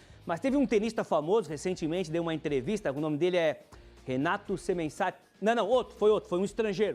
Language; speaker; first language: Portuguese; native; Portuguese